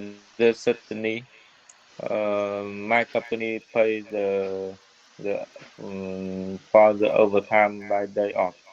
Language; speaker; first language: English; non-native, learner; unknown